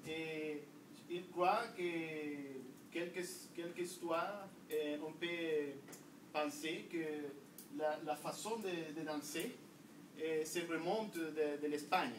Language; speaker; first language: French; non-native, learner; Spanish